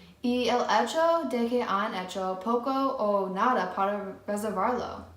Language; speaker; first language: Spanish; non-native, learner; English